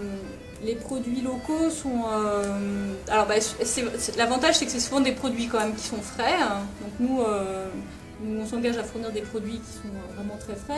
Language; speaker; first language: French; native; French